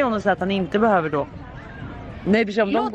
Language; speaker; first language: Swedish; native; Swedish